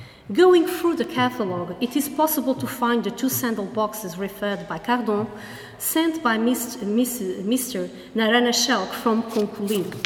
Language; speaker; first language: English; non-native, fluent; Portuguese